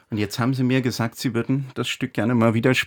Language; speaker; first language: German; native; German